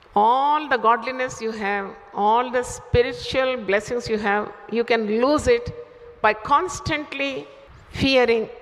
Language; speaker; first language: English; non-native, local second language; Telugu